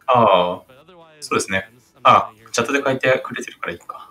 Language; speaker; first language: Japanese; native; Japanese